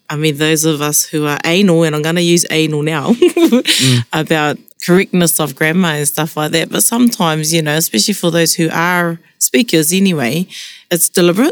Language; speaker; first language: English; non-native, local second language; Māori